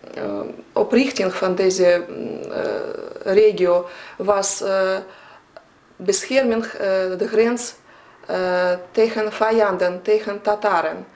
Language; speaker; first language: Dutch; non-native, fluent; Russian